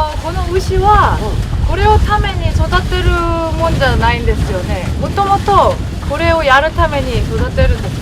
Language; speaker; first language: Japanese; non-native, learner; Korean